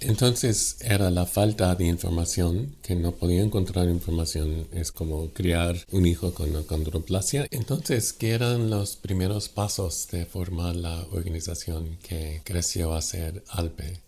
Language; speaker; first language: Spanish; non-native, fluent; English